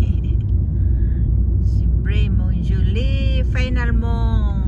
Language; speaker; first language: French; non-native, learner; Filipino